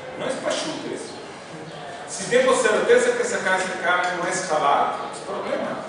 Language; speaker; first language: Spanish; non-native, fluent; Portuguese